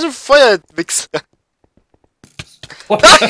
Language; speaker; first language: German; native; German